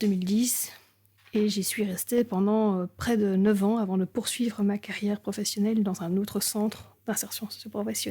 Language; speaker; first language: French; native; French